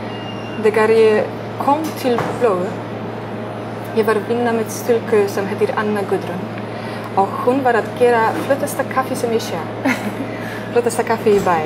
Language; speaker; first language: Icelandic; non-native, learner; Polish